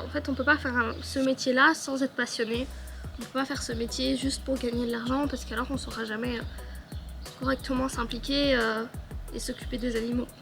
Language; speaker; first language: French; native; French